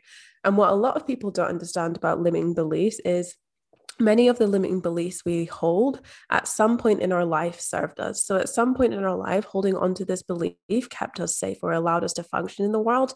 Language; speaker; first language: English; native; English